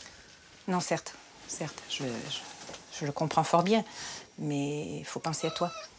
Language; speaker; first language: French; native; French